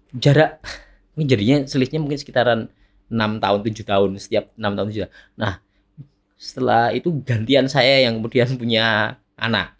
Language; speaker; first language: Indonesian; native; Indonesian